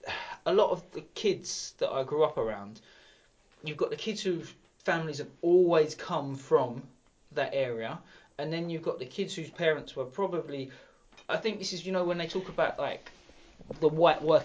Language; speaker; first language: English; native; English